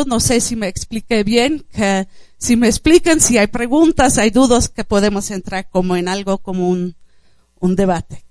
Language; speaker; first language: Spanish; non-native, fluent; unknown